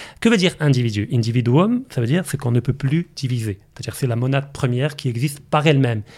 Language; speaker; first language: French; non-native, local second language; Arabic